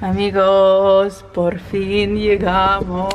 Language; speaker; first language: Spanish; non-native, learner; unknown